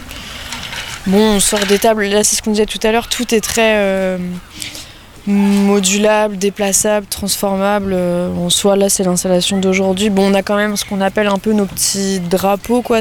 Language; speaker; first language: French; native; French